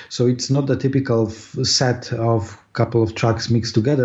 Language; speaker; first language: English; non-native, fluent; Polish